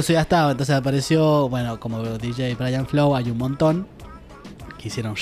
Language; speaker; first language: Spanish; native; Spanish